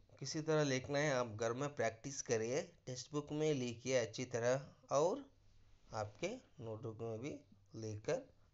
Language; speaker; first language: Hindi; non-native, local second language; Kannada